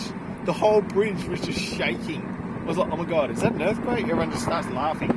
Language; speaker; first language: English; native; English